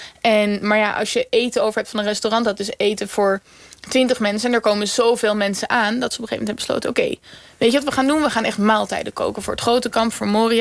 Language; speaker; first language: Dutch; native; Dutch